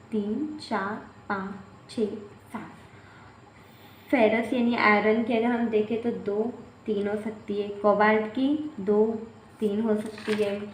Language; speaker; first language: Hindi; native; Hindi